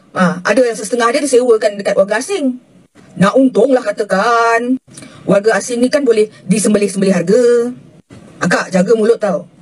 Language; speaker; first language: Malay; native; Malay